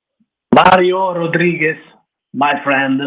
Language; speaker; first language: English; non-native, learner; Italian